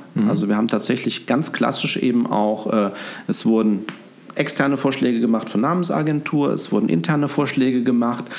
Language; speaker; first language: German; native; German